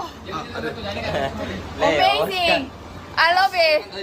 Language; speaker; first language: English; non-native, learner; Korean